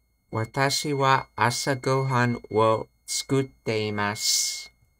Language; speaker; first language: Japanese; non-native, learner; English